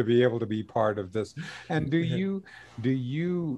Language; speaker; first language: English; non-native, fluent; Spanish